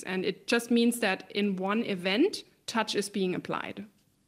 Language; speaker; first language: English; non-native, fluent; German